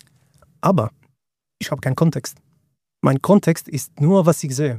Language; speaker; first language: German; non-native, fluent; Greek